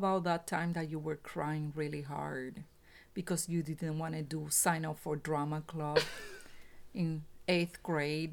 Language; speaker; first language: English; non-native, fluent; Spanish